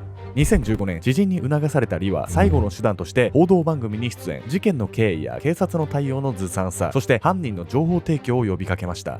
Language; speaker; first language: Japanese; native; Japanese